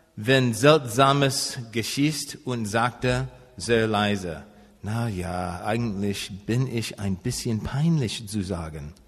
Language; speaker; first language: German; non-native, learner; English